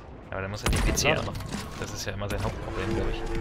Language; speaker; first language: German; native; German